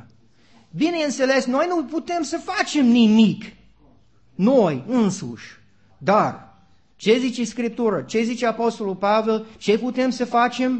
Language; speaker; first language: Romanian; non-native, learner; English